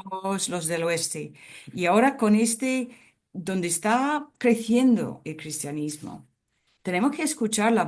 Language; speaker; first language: Spanish; non-native, fluent; English